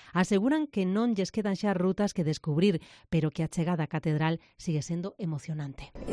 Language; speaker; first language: Galician; native; Galician